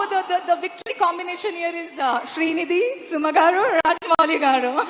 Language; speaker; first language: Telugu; non-native, local second language; Kannada